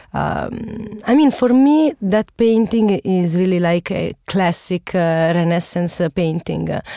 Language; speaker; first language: English; non-native, learner; Italian